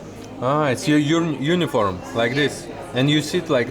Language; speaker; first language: English; non-native, learner; Russian